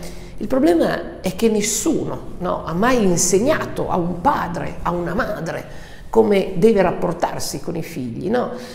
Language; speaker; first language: Italian; native; Italian